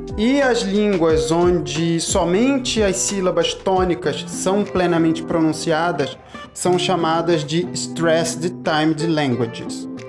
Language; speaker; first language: Portuguese; native; Portuguese